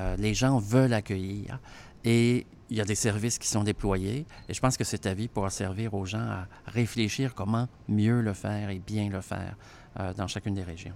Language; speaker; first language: French; native; French